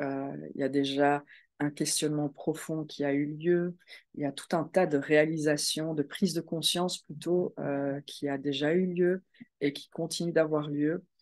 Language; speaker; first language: French; native; French